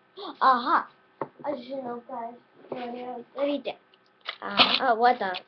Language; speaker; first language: Lithuanian; early bilingual, heritage; Lithuanian